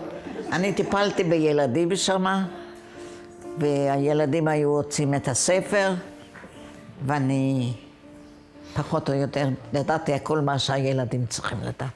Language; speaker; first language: Hebrew; non-native, fluent; Yiddish